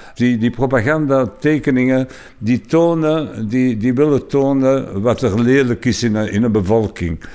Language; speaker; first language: Dutch; non-native, local second language; French